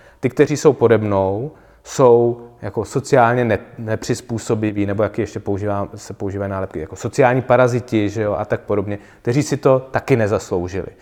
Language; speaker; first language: Czech; native; Czech